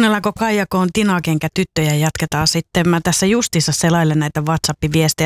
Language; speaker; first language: Finnish; native; Finnish